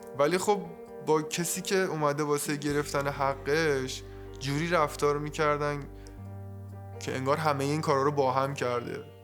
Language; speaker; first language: Persian; native; Persian